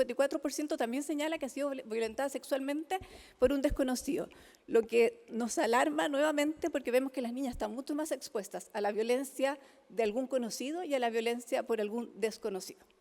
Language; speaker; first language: Spanish; native; Spanish